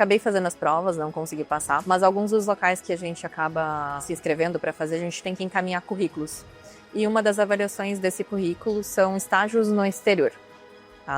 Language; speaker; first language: Portuguese; native; Portuguese